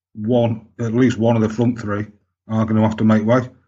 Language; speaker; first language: English; native; English